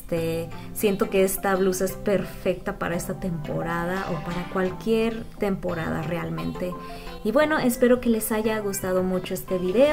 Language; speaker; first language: Spanish; native; Spanish